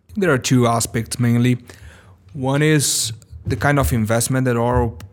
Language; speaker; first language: English; non-native, fluent; Portuguese